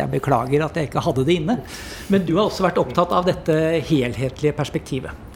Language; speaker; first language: Norwegian; native; Norwegian